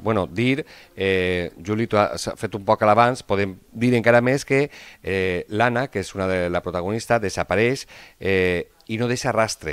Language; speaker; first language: Catalan; native; Catalan